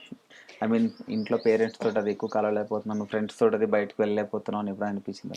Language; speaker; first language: Telugu; native; Telugu